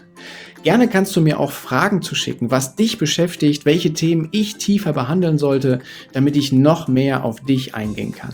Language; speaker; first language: German; native; German